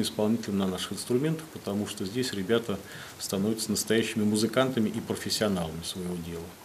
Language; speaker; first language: Russian; native; Russian